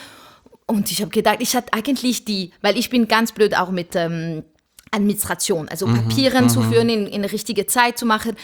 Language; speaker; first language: German; non-native, fluent; French